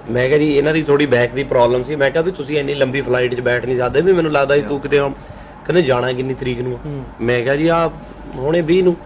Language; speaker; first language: Punjabi; native; Punjabi